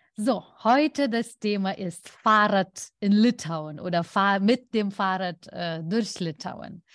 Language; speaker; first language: German; non-native, fluent; Lithuanian